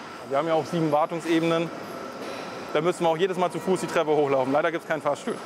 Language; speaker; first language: German; native; German